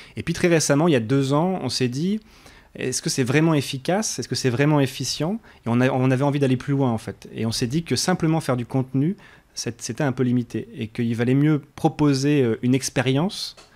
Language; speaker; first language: French; native; French